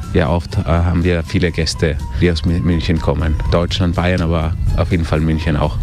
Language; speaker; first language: German; early bilingual, heritage; German